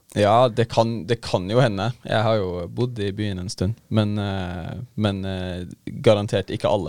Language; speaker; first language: Norwegian; native; Norwegian